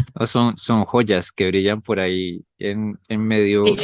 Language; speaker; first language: Spanish; native; Spanish